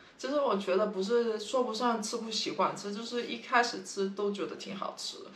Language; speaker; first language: Chinese; non-native, local second language; Cantonese